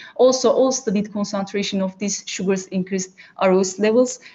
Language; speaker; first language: English; non-native, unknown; Turkish